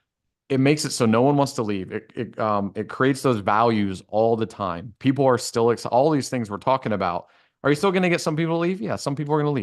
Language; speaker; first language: English; native; English